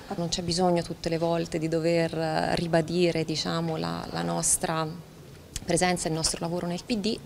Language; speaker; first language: Italian; native; Italian